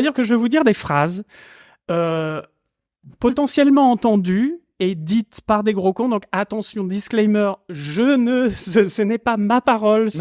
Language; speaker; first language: French; native; French